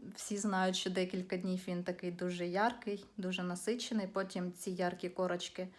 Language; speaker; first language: Ukrainian; non-native, local second language; Russian